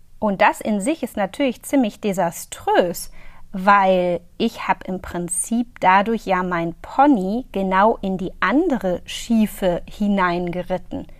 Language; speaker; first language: German; native; German